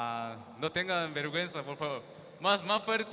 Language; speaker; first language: Spanish; non-native, learner; Korean